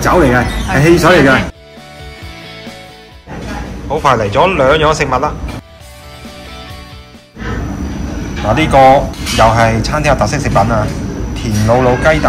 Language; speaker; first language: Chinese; non-native, local second language; Cantonese